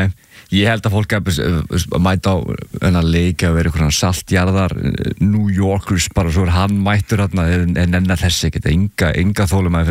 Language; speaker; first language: Icelandic; native; Icelandic